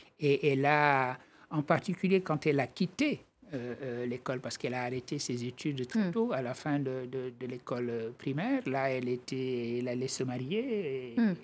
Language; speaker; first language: French; non-native, local second language; Wolof